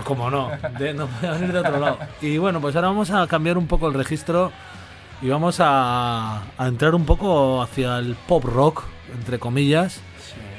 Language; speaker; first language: Spanish; native; Spanish